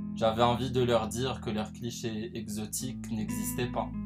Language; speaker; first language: French; non-native, local second language; Arabic